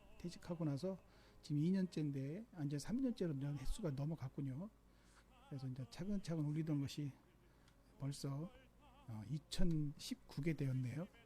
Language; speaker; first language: Korean; native; Korean